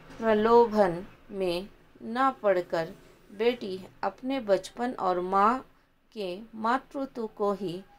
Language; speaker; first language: Hindi; non-native, local second language; Kannada